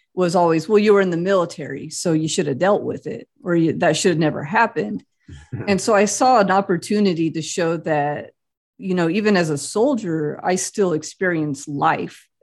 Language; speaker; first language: English; native; English